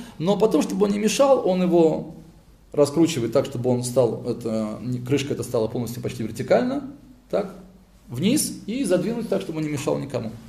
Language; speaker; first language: Russian; early bilingual, heritage; Hebrew